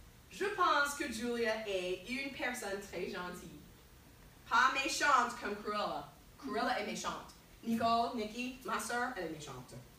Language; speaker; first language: French; non-native, fluent; English